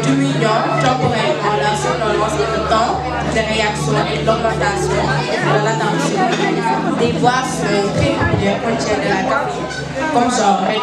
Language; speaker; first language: French; non-native, learner; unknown